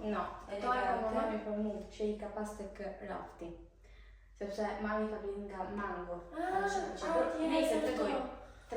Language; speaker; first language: Albanian; early bilingual, heritage; Albanian